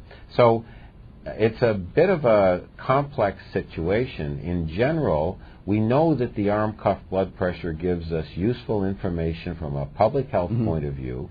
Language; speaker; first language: English; native; English